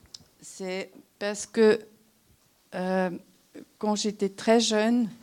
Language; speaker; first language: French; non-native, local second language; German